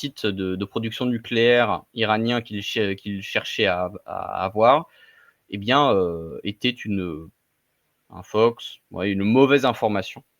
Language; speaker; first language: French; native; French